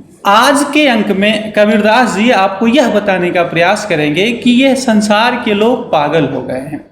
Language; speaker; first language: Hindi; native; Hindi